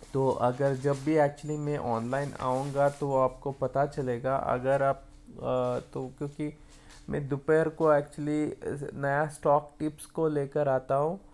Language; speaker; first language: Hindi; non-native, local second language; Kannada